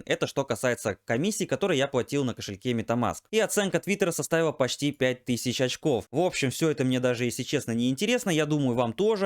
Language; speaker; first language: Russian; native; Russian